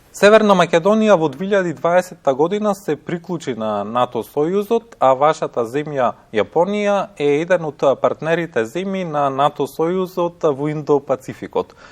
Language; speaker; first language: Macedonian; native; Macedonian